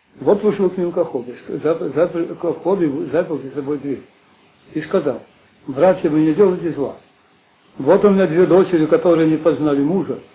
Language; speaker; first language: Russian; early bilingual, heritage; Russian